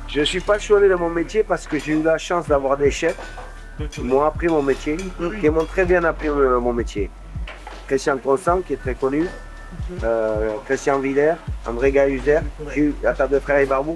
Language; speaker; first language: French; native; French